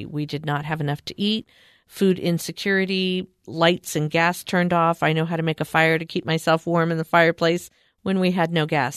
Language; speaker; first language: English; native; English